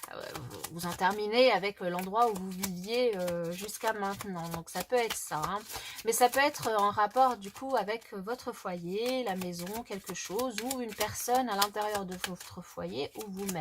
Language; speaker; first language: French; native; French